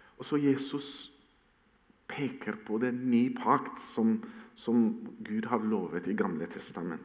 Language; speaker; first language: Norwegian; non-native, fluent; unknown